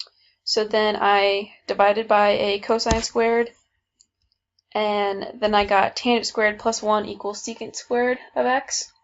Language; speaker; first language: English; native; English